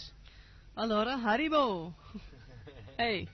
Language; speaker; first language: Italian; non-native, learner; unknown